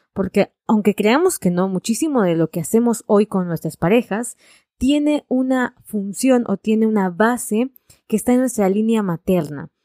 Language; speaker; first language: Spanish; native; Spanish